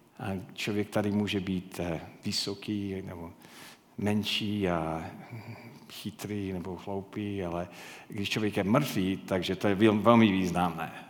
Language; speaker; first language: Czech; non-native, fluent; English